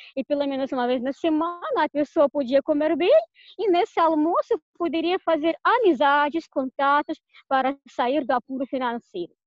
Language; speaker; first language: Portuguese; non-native, fluent; Russian